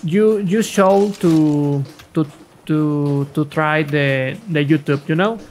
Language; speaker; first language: English; non-native, learner; Spanish